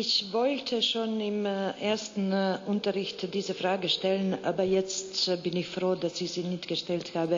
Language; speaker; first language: German; non-native, fluent; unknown